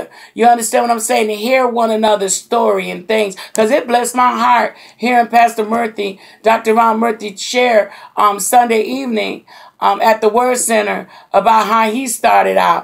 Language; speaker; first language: English; native; English